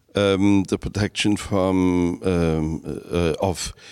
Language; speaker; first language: English; non-native, fluent; German